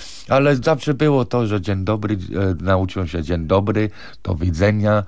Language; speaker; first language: Polish; non-native, fluent; English